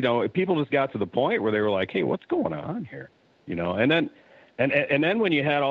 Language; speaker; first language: English; native; English